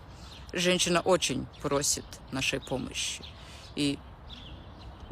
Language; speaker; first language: Russian; native; Russian